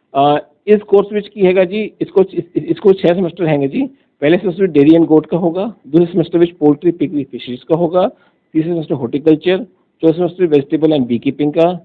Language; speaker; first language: Hindi; non-native, local second language; Punjabi